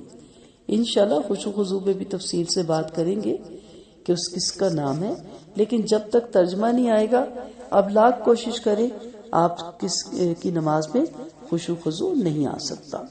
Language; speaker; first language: Urdu; native; Urdu